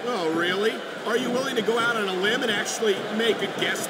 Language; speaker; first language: English; native; English